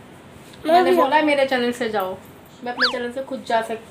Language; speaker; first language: Hindi; native; Hindi